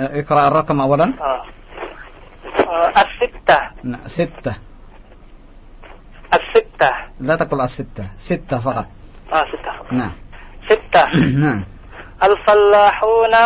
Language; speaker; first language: Arabic; non-native, fluent; Indonesian